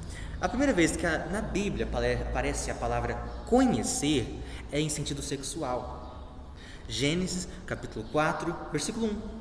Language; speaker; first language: Portuguese; native; Portuguese